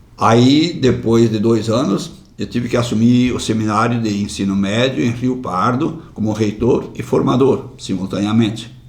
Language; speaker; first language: Portuguese; non-native, local second language; German